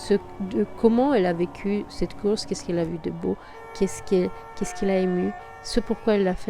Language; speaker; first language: French; native; French